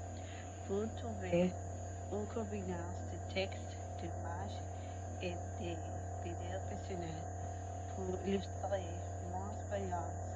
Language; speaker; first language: French; non-native, learner; Spanish